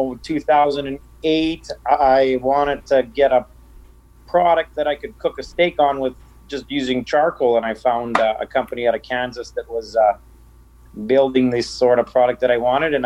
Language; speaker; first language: English; native; English